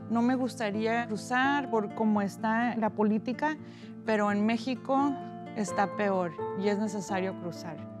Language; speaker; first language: Spanish; early bilingual, heritage; Spanish